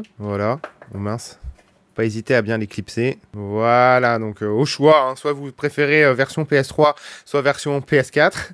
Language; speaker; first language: French; native; French